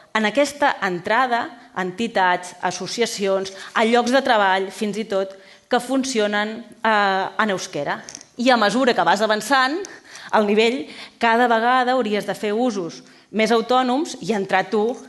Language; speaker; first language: Catalan; native; Catalan